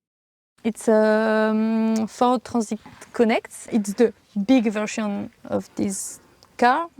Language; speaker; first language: English; non-native, learner; French